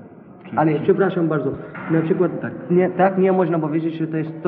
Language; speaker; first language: Polish; non-native, learner; Arabic